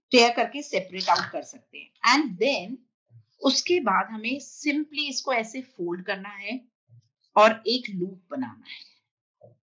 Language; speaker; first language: Hindi; native; Hindi